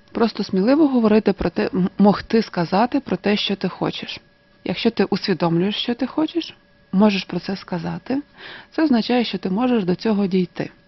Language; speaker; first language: Ukrainian; native; Ukrainian